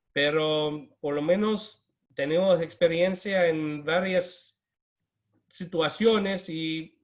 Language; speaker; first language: Spanish; non-native, fluent; English